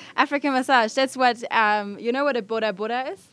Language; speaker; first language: English; non-native, fluent; German